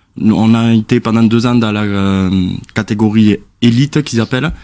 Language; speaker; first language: French; native; French